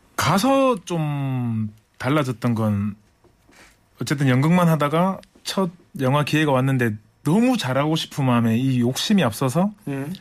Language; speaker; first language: Korean; native; Korean